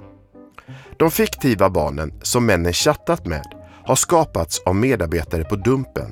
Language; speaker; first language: Swedish; native; Swedish